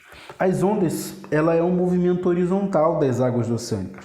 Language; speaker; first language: Portuguese; native; Portuguese